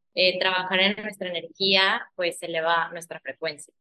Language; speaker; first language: Spanish; early bilingual, heritage; Spanish